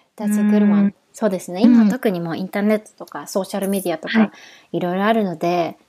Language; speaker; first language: Japanese; native; Japanese